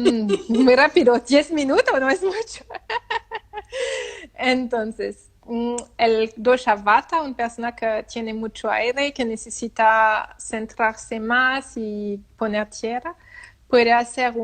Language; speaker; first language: Spanish; non-native, learner; French